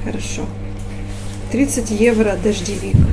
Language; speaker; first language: Russian; native; Russian